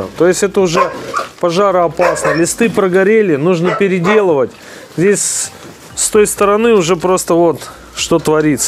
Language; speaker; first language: Russian; native; Russian